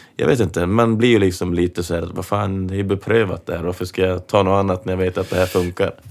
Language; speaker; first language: Swedish; native; Swedish